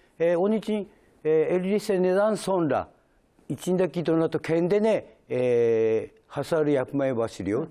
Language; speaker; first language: Turkish; non-native, learner; Japanese